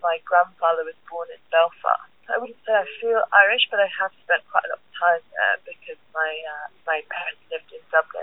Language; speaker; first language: English; native; English